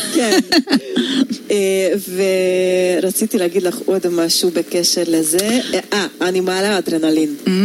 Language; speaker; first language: Hebrew; non-native, fluent; Hungarian